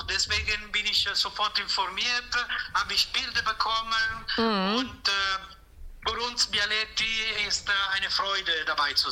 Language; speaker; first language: German; non-native, fluent; Italian